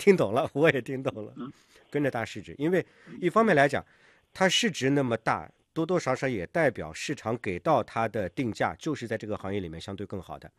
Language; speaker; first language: Chinese; native; Chinese